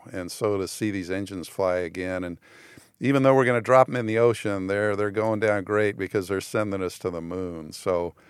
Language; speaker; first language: English; native; English